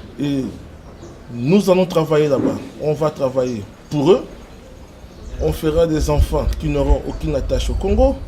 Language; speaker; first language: French; non-native, local second language; Lingala